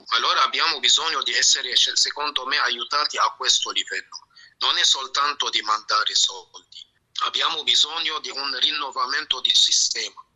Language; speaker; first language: Italian; non-native, fluent; Arabic